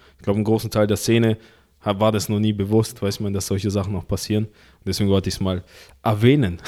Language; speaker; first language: German; early bilingual, other home language; Russian